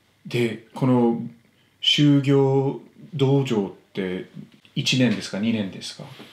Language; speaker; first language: Japanese; non-native, fluent; English